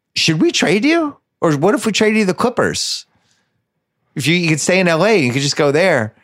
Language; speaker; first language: English; native; English